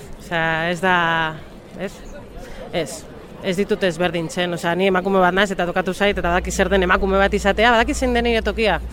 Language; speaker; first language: Basque; non-native, local second language; Spanish